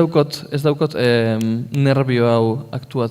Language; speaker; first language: Basque; native; Basque